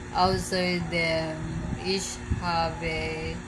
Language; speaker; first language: German; non-native, learner; English